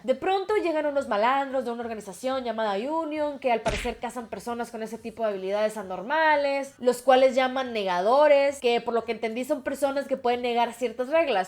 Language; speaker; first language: Spanish; native; Spanish